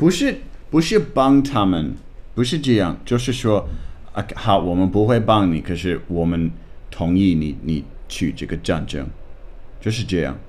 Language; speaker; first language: Chinese; non-native, fluent; English